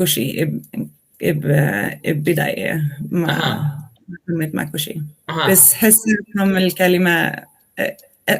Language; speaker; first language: Arabic; non-native, learner; Swedish